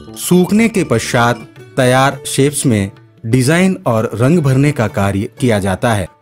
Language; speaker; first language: Hindi; native; Hindi